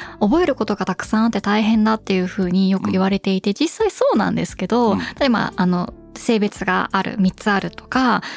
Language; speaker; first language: Japanese; early bilingual, heritage; Japanese